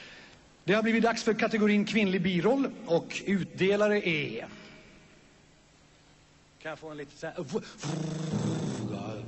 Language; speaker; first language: Swedish; native; Swedish